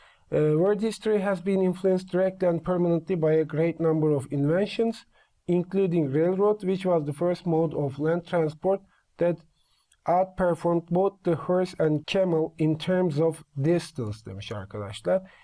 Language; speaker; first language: English; non-native, fluent; Turkish